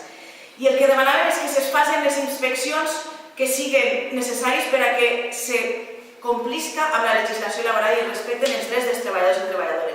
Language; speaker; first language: Catalan; native; Catalan